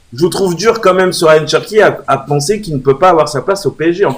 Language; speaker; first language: French; native; French